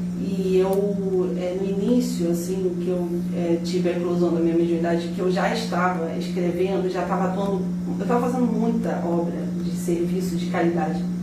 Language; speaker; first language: Portuguese; early bilingual, heritage; Portuguese